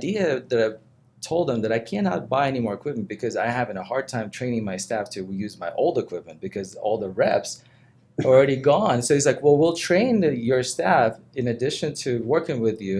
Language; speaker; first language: English; non-native, fluent; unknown